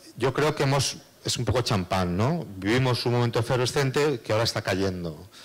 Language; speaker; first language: Spanish; native; Spanish